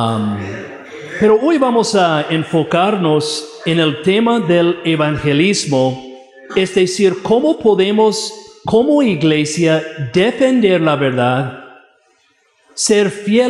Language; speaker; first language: Spanish; non-native, fluent; English